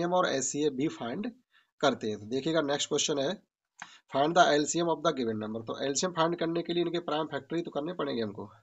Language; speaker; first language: Hindi; native; Hindi